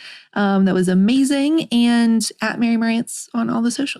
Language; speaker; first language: English; native; English